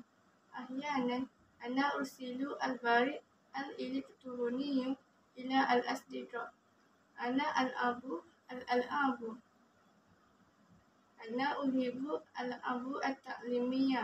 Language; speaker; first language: Arabic; non-native, learner; Malay